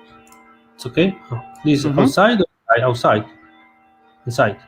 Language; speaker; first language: English; non-native, learner; Italian